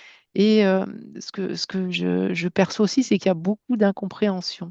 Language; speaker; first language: French; native; French